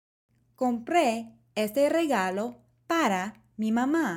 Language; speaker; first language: Spanish; non-native, fluent; English